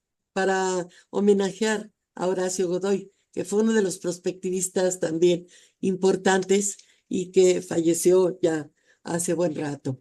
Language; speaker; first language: Spanish; native; Spanish